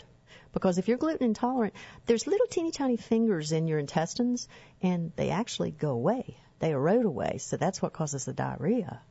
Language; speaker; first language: English; native; English